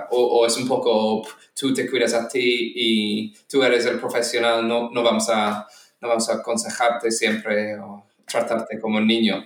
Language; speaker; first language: Spanish; non-native, fluent; English